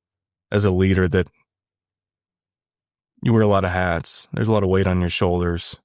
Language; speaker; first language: English; native; English